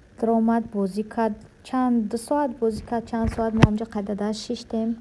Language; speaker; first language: Tajik; native; Tajik